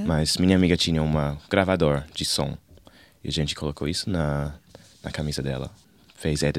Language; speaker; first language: Portuguese; non-native, learner; English